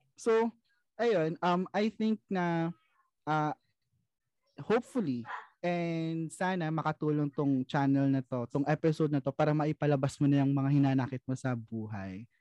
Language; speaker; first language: Filipino; non-native, local second language; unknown